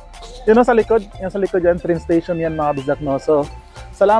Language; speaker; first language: Filipino; non-native, local second language; Cebuano